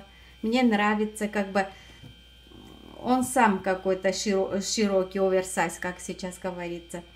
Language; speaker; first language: Russian; non-native, fluent; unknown